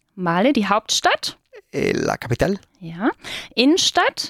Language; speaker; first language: German; non-native, fluent; Spanish